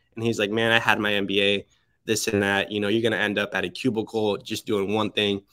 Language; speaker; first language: English; early bilingual, other home language; Spanish